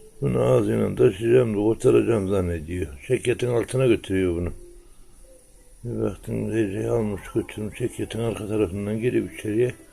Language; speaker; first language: Turkish; native; Turkish